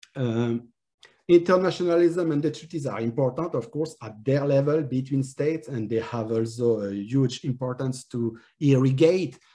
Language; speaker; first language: English; non-native, fluent; French